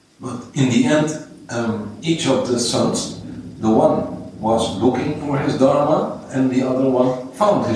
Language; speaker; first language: English; non-native, fluent; Dutch